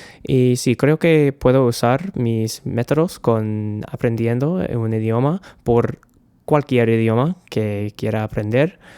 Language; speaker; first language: Spanish; non-native, learner; English